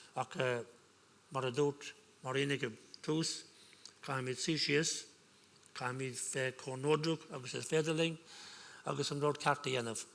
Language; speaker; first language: Irish; non-native, local second language; English